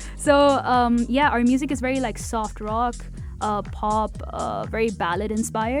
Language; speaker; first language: English; non-native, local second language; Tamil